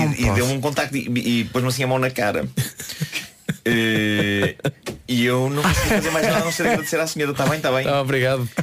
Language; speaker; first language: Portuguese; native; Portuguese